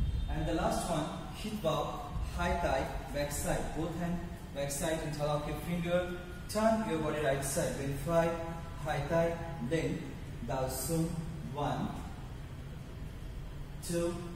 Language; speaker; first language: English; non-native, local second language; Bangla